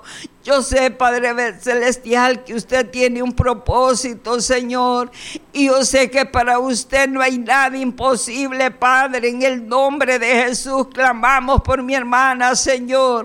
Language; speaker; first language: Spanish; native; Spanish